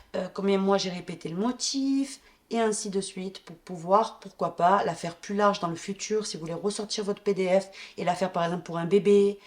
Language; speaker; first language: French; native; French